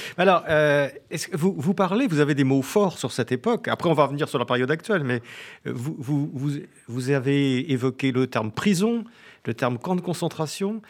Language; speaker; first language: French; native; French